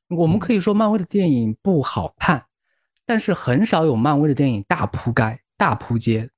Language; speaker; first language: Chinese; native; Chinese